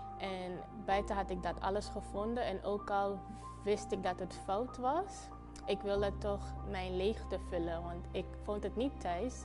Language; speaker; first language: Dutch; non-native, local second language; Papiamento